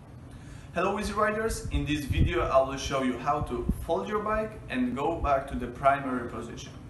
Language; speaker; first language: English; non-native, fluent; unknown